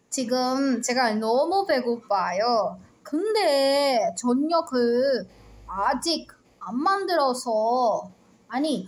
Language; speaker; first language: Korean; non-native, learner; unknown